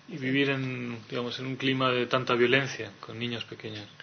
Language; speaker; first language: Spanish; native; Spanish